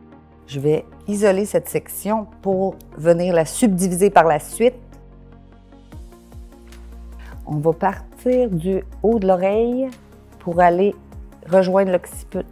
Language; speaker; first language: French; native; French